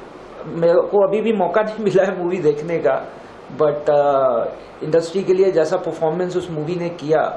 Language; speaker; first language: Hindi; native; Hindi